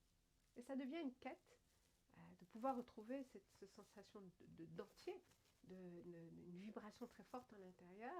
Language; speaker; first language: French; native; French